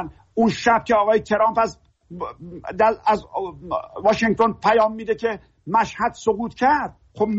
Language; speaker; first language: Persian; native; Persian